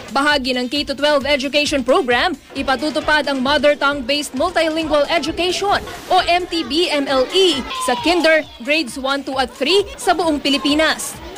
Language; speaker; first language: Filipino; native; Filipino